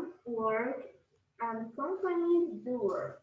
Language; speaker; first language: English; non-native, learner; Portuguese